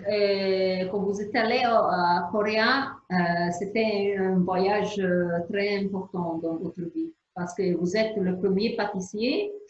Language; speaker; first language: French; non-native, fluent; Arabic